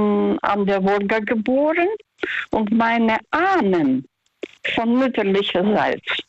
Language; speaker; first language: German; non-native, fluent; Russian